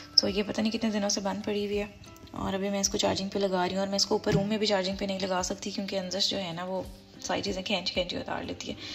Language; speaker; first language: Urdu; native; Urdu